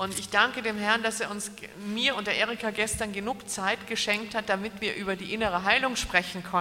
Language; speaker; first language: German; native; German